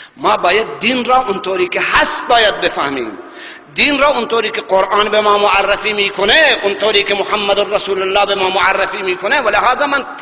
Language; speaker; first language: Persian; non-native, local second language; Baluchi